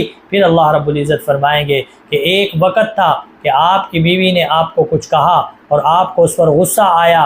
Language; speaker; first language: Urdu; native; Urdu